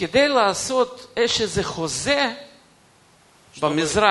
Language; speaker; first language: Hebrew; non-native, fluent; Russian